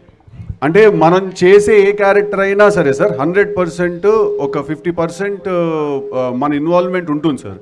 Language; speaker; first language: Telugu; native; Telugu